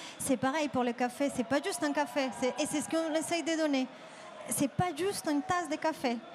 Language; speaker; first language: French; non-native, fluent; Spanish